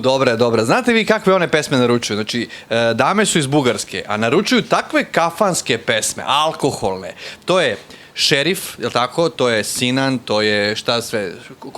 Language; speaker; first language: Bosnian; native; Bosnian